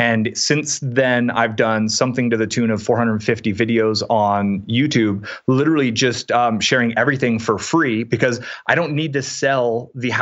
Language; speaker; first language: English; native; English